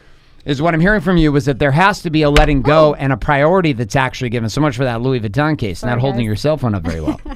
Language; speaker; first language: English; native; English